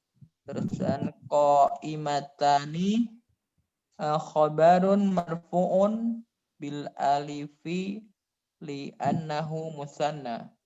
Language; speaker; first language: Arabic; non-native, learner; Indonesian